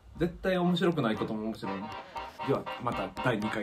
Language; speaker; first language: Japanese; native; Japanese